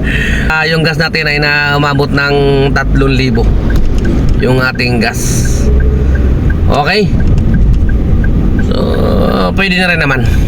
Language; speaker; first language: Filipino; native; Filipino